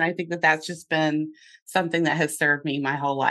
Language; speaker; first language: English; native; English